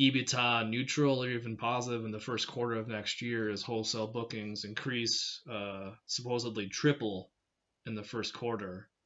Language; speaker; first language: English; native; English